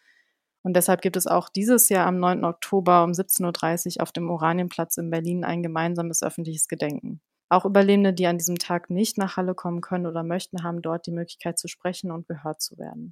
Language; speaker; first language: German; native; German